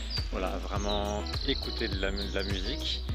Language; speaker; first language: French; native; French